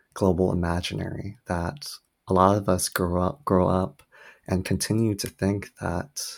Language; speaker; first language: English; native; English